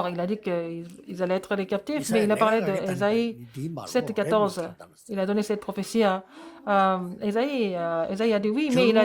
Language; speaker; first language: French; non-native, fluent; Korean